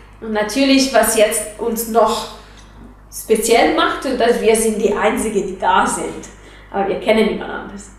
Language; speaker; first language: German; non-native, fluent; Italian